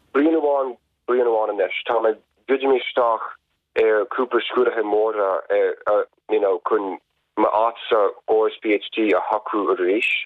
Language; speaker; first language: Irish; non-native, fluent; English